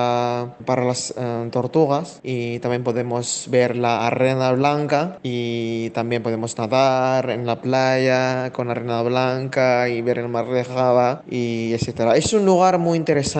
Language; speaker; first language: Spanish; non-native, fluent; Indonesian